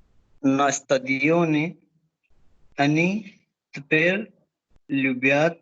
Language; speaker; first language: Russian; non-native, learner; Hindi